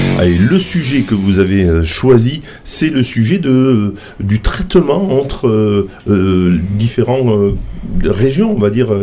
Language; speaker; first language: French; native; French